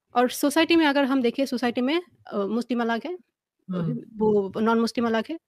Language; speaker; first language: Hindi; non-native, fluent; Bangla